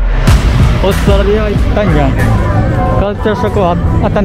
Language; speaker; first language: Japanese; non-native, fluent; Indonesian